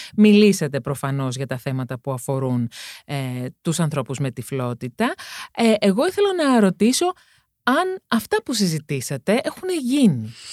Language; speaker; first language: Greek; native; Greek